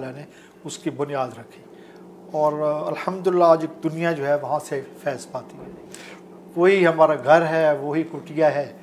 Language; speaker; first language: Urdu; non-native, local second language; Saraiki